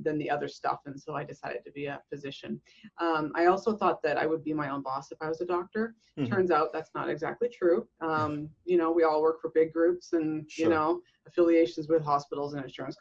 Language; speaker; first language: English; native; English